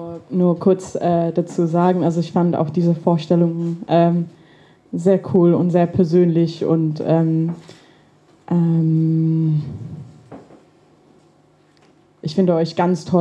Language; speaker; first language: German; non-native, fluent; English